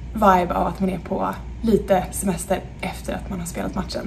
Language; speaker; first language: Swedish; native; Swedish